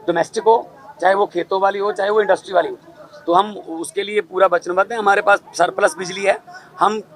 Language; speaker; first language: Hindi; non-native, local second language; Punjabi